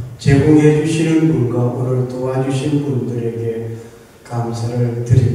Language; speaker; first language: Korean; native; Korean